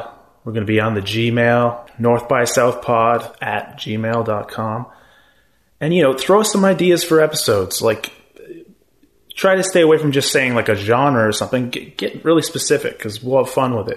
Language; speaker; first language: English; native; English